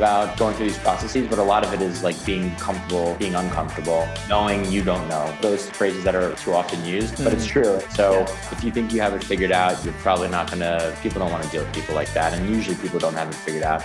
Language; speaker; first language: English; native; English